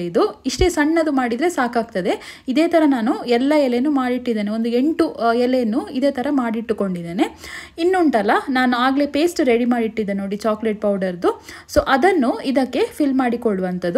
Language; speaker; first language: Kannada; native; Kannada